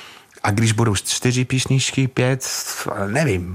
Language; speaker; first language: Czech; non-native, fluent; English